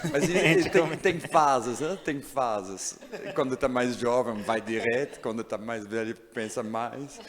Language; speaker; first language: Portuguese; non-native, learner; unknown